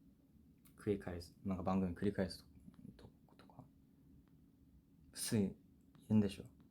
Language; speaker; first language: Japanese; non-native, fluent; Korean